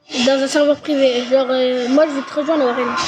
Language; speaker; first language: French; native; French